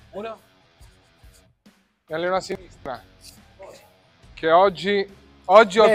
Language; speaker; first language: Italian; native; Italian